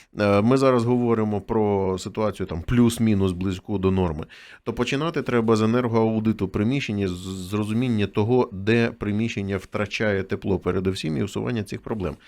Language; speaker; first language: Ukrainian; native; Ukrainian